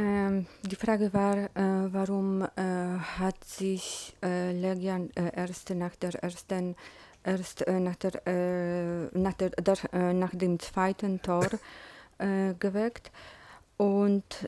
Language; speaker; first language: German; non-native, fluent; Polish